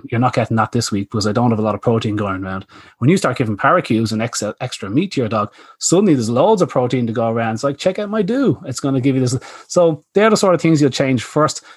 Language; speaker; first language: English; native; English